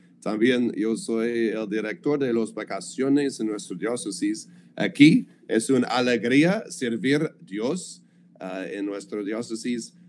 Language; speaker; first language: Spanish; non-native, learner; English